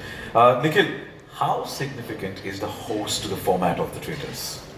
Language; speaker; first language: English; non-native, local second language; Hindi